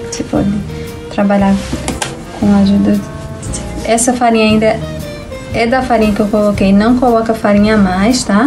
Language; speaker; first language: Portuguese; native; Portuguese